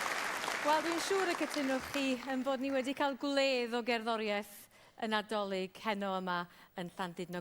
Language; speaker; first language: Welsh; native; Welsh